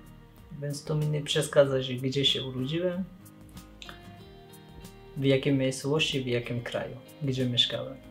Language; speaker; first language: Polish; non-native, learner; Persian